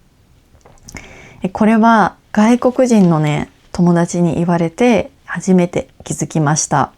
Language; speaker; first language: Japanese; native; Japanese